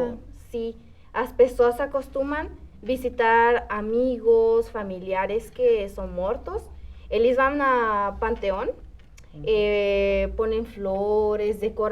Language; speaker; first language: Portuguese; non-native, fluent; Spanish